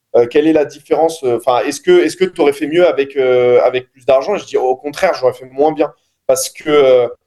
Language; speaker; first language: French; native; French